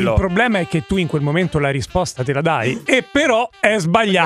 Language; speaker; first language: Italian; native; Italian